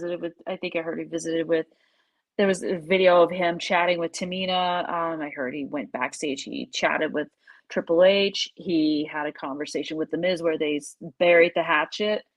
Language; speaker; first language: English; native; English